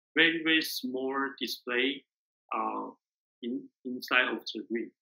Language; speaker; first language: English; non-native, learner; Chinese